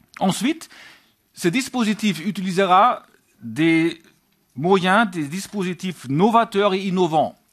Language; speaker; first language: French; non-native, fluent; German